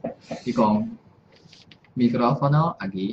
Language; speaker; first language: Spanish; non-native, fluent; Chinese